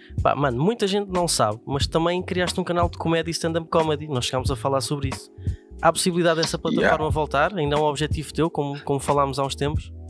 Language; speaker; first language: Portuguese; native; Portuguese